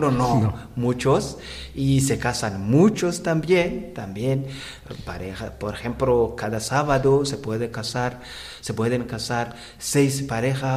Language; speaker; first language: Spanish; non-native, learner; Rundi